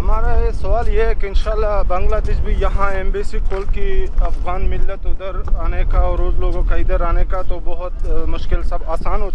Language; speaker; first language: Hindi; non-native, learner; Pashto